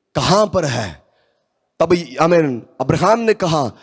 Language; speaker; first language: Hindi; non-native, local second language; Malayalam